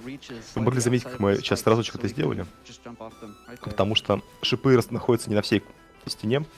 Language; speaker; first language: Russian; native; Russian